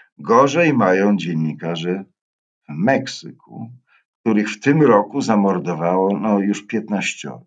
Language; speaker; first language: Polish; native; Polish